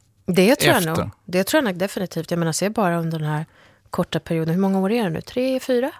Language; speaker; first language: Swedish; early bilingual, other home language; Kurdish